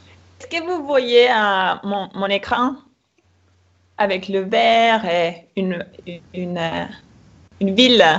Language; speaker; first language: French; non-native, fluent; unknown